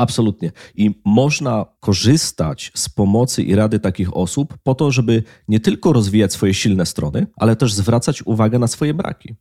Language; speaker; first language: Polish; native; Polish